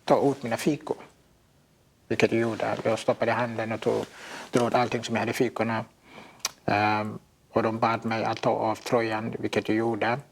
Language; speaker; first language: Swedish; non-native, fluent; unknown